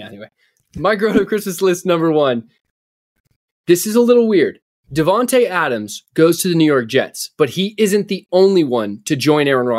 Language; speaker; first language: English; native; English